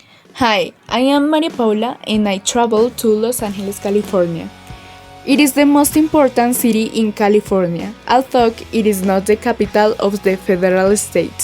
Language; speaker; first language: English; non-native, learner; Spanish